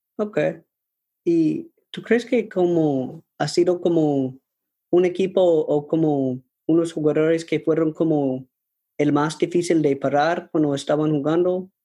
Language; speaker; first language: Spanish; non-native, learner; English